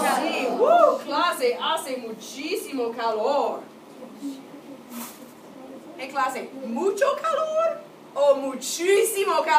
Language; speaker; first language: Spanish; non-native, fluent; English